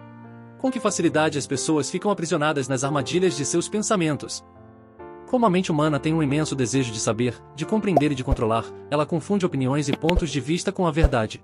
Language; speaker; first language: Portuguese; native; Portuguese